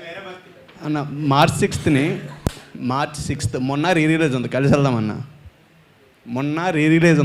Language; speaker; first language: Telugu; native; Telugu